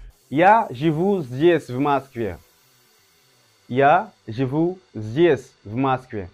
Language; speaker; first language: Russian; non-native, fluent; Portuguese